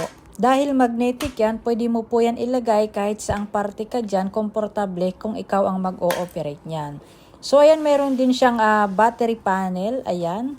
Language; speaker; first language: Filipino; native; Filipino